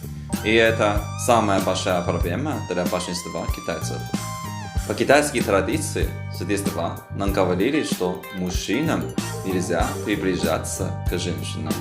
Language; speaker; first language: Russian; non-native, fluent; Chinese